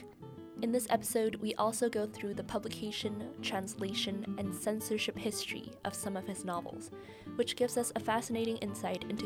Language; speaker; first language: English; non-native, local second language; Cantonese